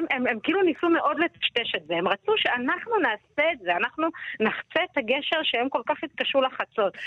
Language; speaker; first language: Hebrew; native; Hebrew